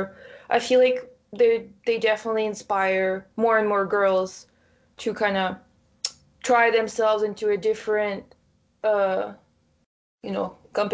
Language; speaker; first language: English; non-native, fluent; Russian